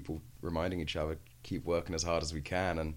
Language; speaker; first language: English; native; English